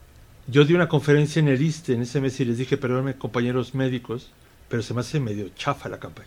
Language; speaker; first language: Spanish; native; Spanish